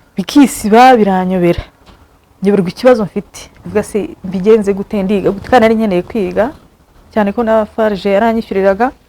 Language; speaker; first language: Kinyarwanda; early bilingual, heritage; Kinyarwanda